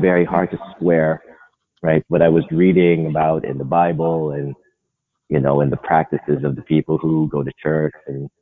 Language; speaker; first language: English; non-native, local second language; Filipino